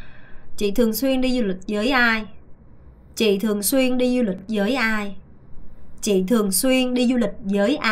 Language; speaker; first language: Vietnamese; non-native, fluent; Korean